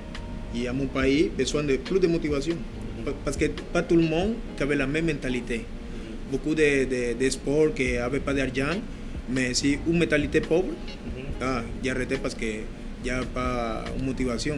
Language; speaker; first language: French; non-native, learner; Spanish